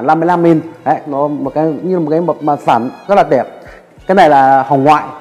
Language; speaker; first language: Vietnamese; non-native, fluent; Chinese